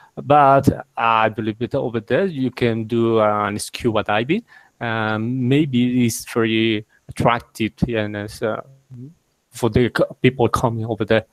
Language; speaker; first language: English; non-native, learner; Spanish